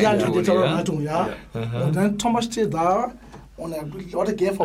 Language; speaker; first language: German; non-native, learner; English